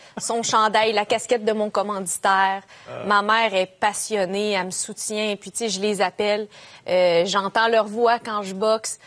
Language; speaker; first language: French; native; French